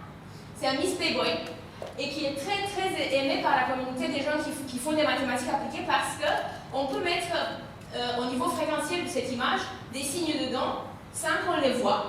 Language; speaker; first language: French; non-native, fluent; Romanian